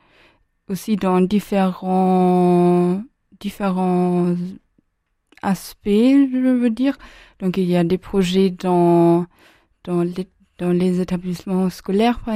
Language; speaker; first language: French; non-native, fluent; German